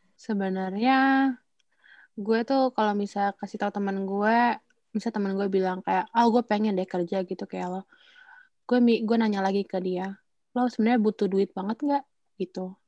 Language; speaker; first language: Indonesian; native; Indonesian